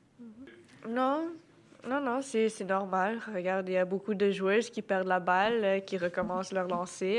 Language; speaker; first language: French; non-native, local second language; English